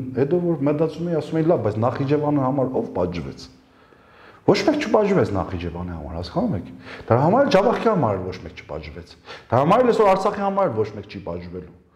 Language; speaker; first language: Armenian; native; Armenian